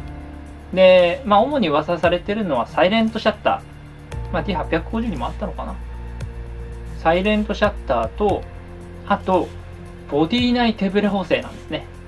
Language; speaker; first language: Japanese; native; Japanese